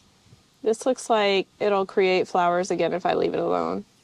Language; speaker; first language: English; native; English